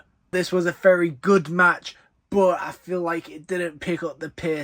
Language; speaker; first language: English; native; English